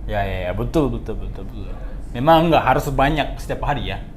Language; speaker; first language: Indonesian; non-native, fluent; Japanese